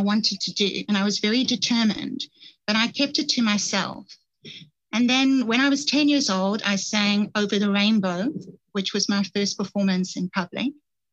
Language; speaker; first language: English; native; English